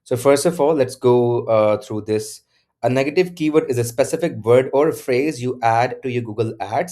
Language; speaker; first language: English; non-native, local second language; Urdu